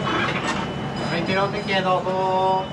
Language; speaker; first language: Japanese; native; Japanese